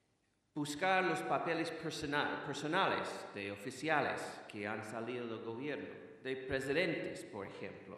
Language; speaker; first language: Spanish; non-native, fluent; English